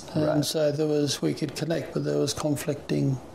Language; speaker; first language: English; native; English